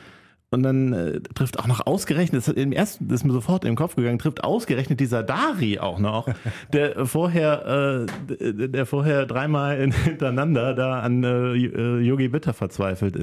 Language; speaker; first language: German; native; German